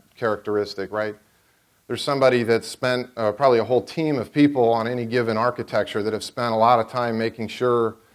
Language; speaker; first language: English; native; English